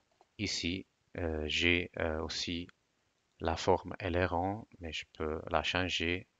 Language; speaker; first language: French; non-native, fluent; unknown